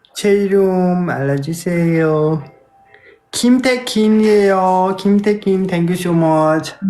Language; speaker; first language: Korean; non-native, fluent; Nepali